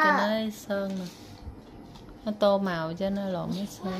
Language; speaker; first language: Chinese; non-native, learner; Vietnamese